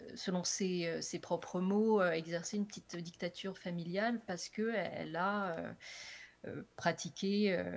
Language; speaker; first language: French; native; French